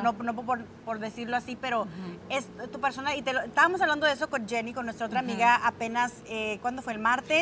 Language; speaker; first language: Spanish; early bilingual, other home language; English